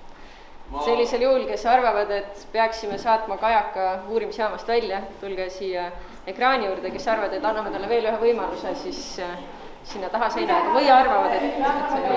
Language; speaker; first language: Estonian; native; Estonian